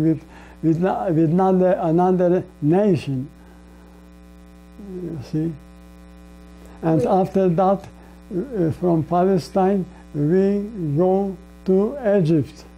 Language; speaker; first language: English; non-native, learner; Polish